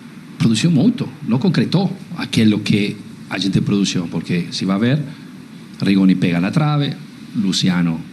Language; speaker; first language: Portuguese; non-native, learner; Spanish